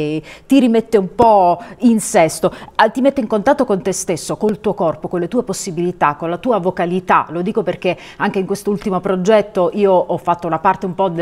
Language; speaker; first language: Italian; native; Italian